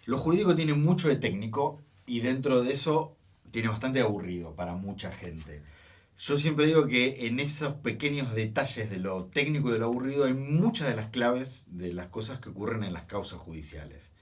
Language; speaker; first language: Spanish; native; Spanish